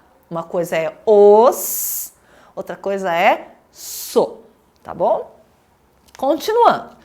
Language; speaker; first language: Portuguese; native; Portuguese